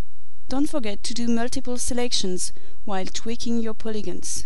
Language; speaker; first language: English; non-native, fluent; French